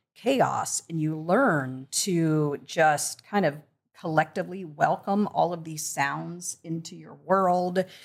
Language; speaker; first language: English; native; English